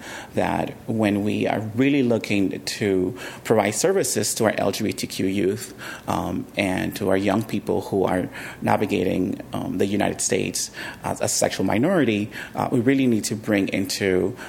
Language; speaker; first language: English; early bilingual, other home language; Spanish